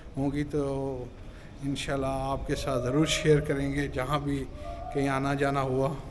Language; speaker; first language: Urdu; non-native, local second language; Sindhi